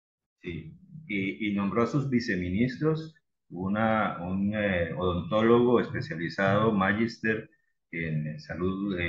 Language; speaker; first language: Spanish; native; Spanish